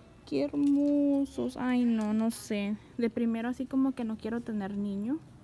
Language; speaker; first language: Spanish; early bilingual, heritage; Spanish